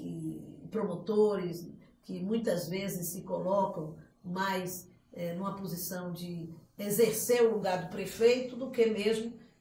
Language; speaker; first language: Portuguese; native; Portuguese